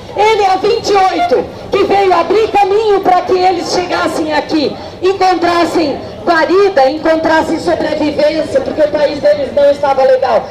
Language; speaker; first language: Portuguese; native; Portuguese